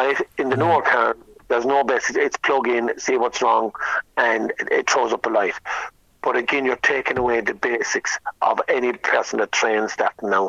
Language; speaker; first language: English; native; English